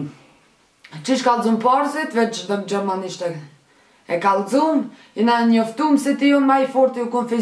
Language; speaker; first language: German; early bilingual, other home language; Albanian